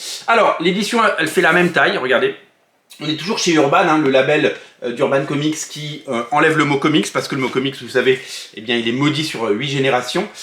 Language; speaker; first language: French; native; French